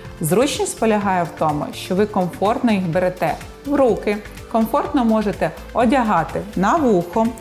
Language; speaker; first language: Ukrainian; native; Ukrainian